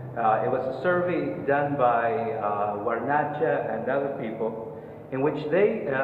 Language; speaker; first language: English; non-native, fluent; Spanish